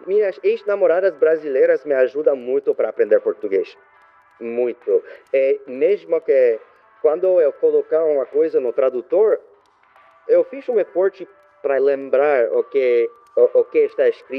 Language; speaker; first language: Portuguese; non-native, learner; French